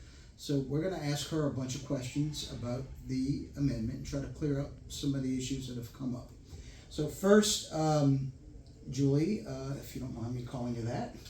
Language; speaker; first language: English; native; English